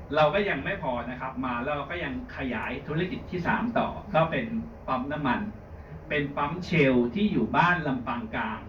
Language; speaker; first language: Thai; native; Thai